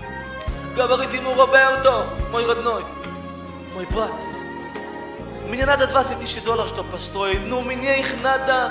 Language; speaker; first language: Russian; early bilingual, heritage; Russian